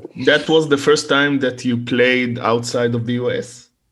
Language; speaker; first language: English; non-native, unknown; Hebrew